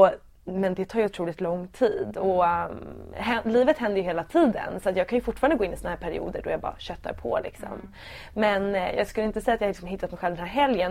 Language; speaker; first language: Swedish; native; Swedish